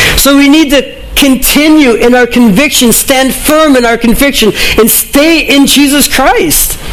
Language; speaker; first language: English; native; English